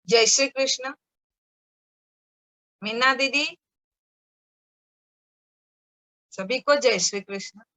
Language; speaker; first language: Hindi; native; Hindi